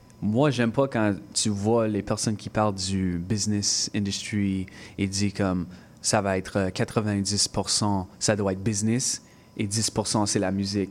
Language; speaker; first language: French; non-native, local second language; English